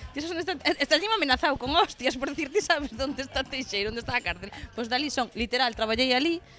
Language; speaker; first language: Galician; native; Galician